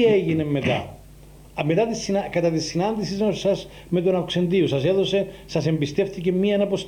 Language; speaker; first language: Greek; native; Greek